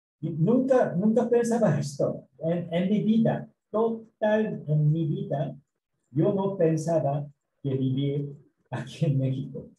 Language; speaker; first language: Spanish; non-native, learner; Korean